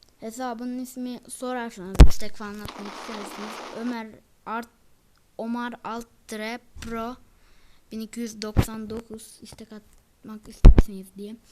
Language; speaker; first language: Turkish; native; Turkish